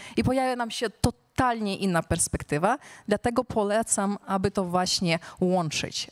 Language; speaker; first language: Polish; non-native, fluent; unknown